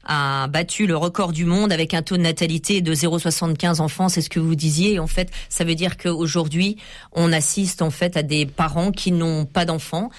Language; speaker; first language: French; native; French